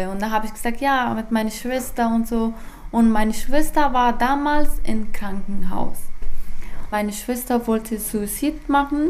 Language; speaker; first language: German; non-native, fluent; Persian